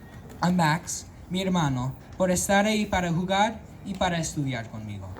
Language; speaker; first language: Spanish; non-native, local second language; English